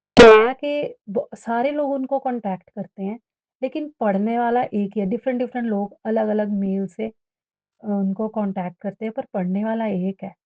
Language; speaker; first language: Hindi; native; Hindi